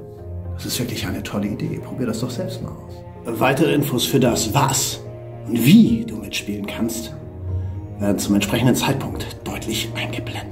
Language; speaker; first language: German; native; German